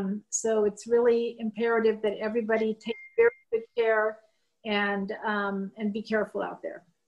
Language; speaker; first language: English; native; English